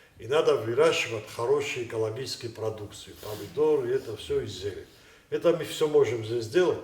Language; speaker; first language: Russian; non-native, local second language; Ossetic